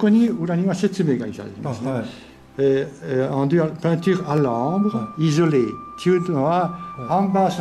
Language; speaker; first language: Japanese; non-native, fluent; French